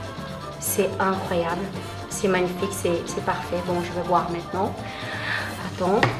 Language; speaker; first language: French; non-native, fluent; Portuguese